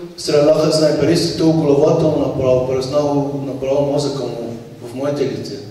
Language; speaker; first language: Bulgarian; non-native, learner; Persian